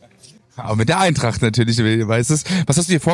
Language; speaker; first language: German; native; German